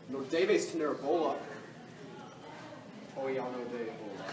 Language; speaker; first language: Spanish; non-native, learner; English